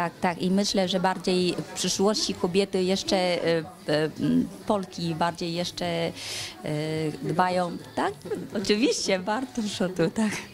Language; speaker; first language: Polish; non-native, learner; Vietnamese